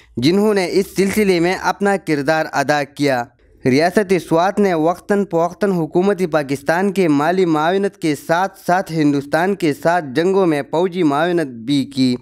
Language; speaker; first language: Urdu; non-native, local second language; Pashto